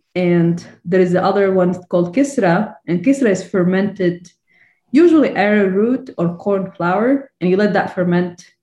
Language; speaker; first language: English; non-native, fluent; Arabic